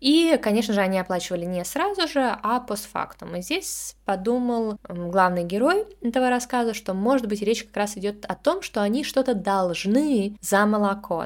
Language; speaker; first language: Russian; native; Russian